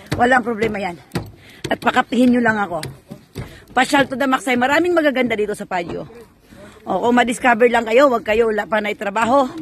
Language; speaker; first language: Filipino; non-native, local second language; Cebuano